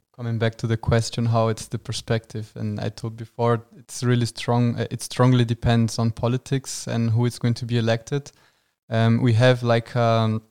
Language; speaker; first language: English; non-native, fluent; Portuguese